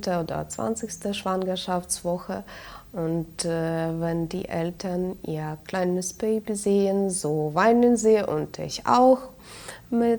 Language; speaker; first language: German; non-native, fluent; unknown